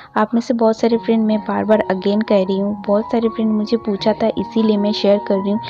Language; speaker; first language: Hindi; non-native, local second language; Bangla